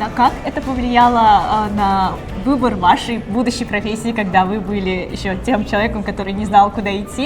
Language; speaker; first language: Russian; native; Russian